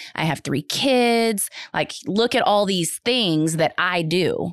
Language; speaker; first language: English; native; English